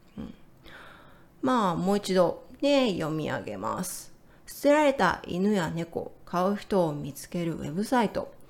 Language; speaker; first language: Japanese; native; Japanese